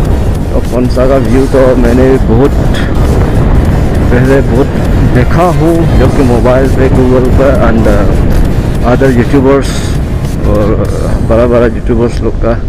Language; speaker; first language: Hindi; non-native, local second language; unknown